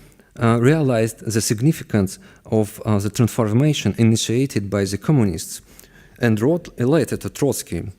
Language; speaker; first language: English; non-native, fluent; Russian